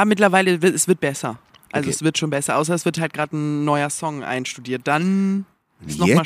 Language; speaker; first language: German; native; German